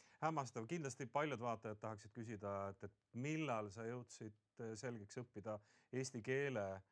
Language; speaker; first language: Estonian; native; Estonian